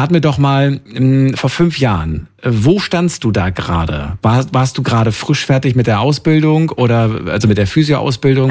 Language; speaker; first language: German; native; German